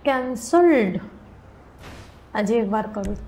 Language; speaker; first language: Hindi; native; Hindi